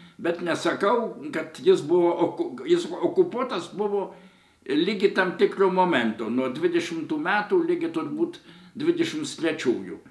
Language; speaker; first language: Lithuanian; native; Lithuanian